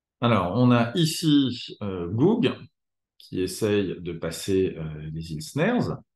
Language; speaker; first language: French; native; French